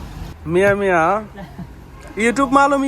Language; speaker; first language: Arabic; non-native, learner; Bangla